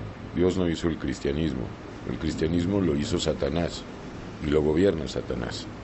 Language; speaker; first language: Spanish; native; Spanish